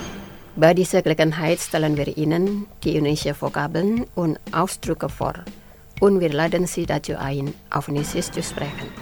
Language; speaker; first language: German; non-native, fluent; Indonesian